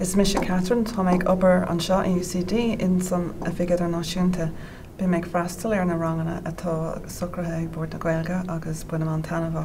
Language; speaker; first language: Irish; non-native, learner; English